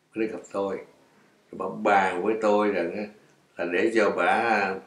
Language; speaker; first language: Vietnamese; native; Vietnamese